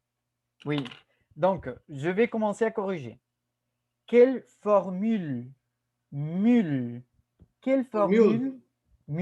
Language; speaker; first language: French; non-native, fluent; Spanish